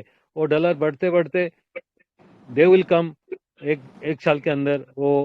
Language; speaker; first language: Hindi; non-native, local second language; Odia